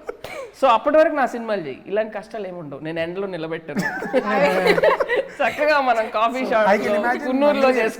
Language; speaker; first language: Telugu; native; Telugu